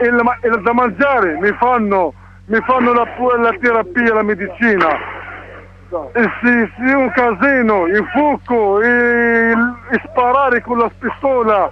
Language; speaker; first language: Italian; non-native, learner; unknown